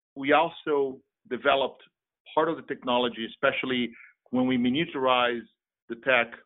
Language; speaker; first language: English; non-native, fluent; Portuguese